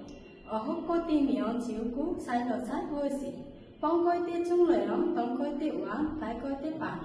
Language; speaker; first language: Cantonese; non-native, learner; Bangla